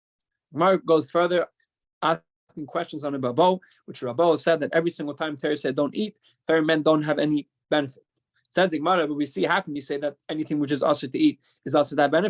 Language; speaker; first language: English; non-native, fluent; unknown